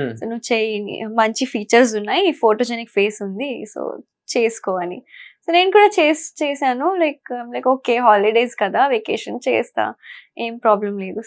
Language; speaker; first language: Telugu; non-native, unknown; Hindi